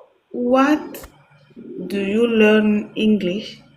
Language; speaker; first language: English; non-native, learner; French